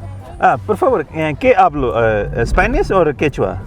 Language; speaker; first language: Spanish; non-native, learner; Hindi